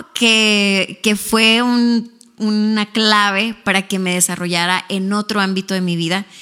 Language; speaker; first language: Spanish; native; Spanish